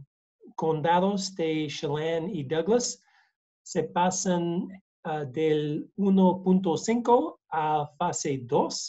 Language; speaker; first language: Spanish; non-native, learner; English